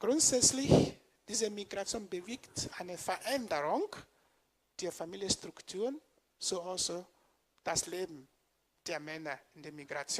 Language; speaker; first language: German; non-native, fluent; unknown